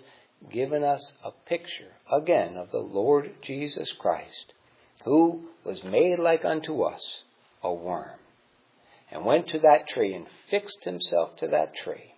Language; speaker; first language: English; native; English